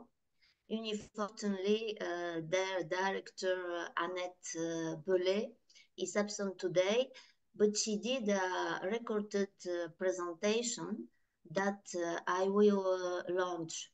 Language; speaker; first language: English; non-native, learner; French